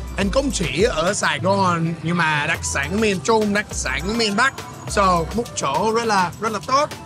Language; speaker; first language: Vietnamese; non-native, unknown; English